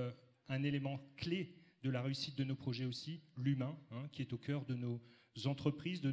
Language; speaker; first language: French; native; French